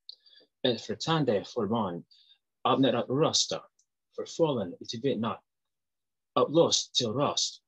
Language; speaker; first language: Swedish; non-native, learner; English